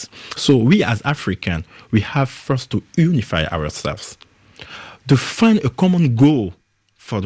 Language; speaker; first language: English; non-native, fluent; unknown